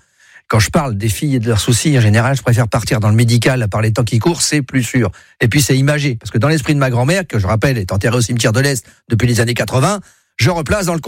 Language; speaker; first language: French; native; French